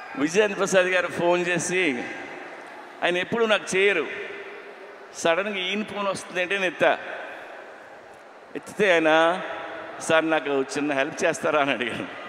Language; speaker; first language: Telugu; native; Telugu